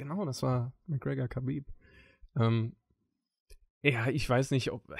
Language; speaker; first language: German; native; German